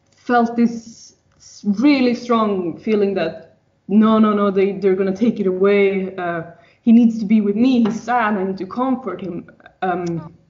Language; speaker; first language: English; non-native, fluent; Swedish